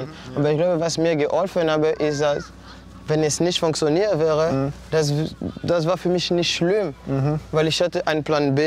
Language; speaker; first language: German; non-native, fluent; French